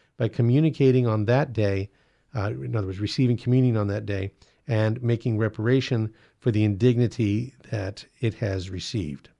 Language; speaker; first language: English; native; English